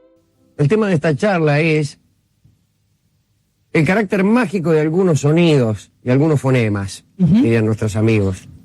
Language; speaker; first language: Spanish; native; Spanish